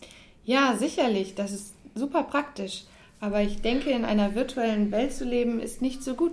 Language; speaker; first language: German; non-native, fluent; French